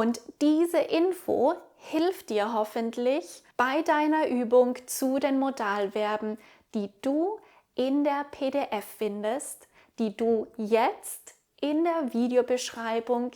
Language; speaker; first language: German; native; German